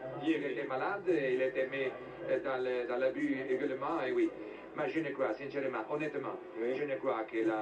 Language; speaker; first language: French; non-native, fluent; Italian